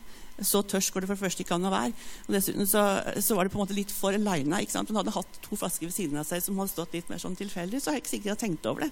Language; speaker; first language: Norwegian; native; Norwegian